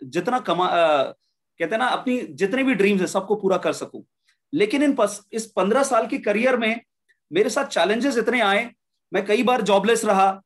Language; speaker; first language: Hindi; native; Hindi